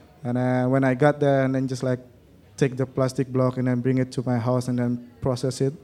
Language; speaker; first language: English; non-native, learner; Indonesian